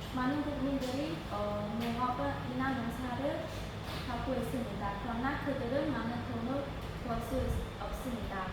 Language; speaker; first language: Korean; non-native, learner; Khmer